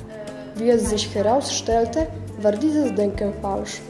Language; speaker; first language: German; non-native, learner; Polish